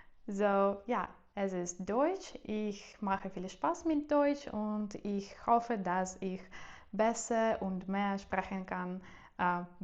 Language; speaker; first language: German; non-native, learner; Russian